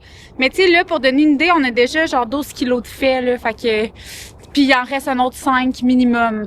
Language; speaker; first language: French; native; French